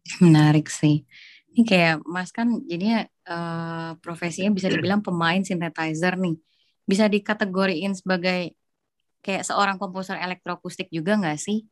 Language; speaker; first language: Indonesian; native; Indonesian